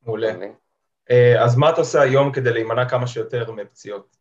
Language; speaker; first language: Hebrew; native; Hebrew